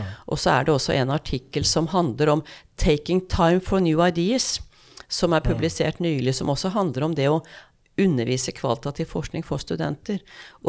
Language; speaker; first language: Norwegian; native; Norwegian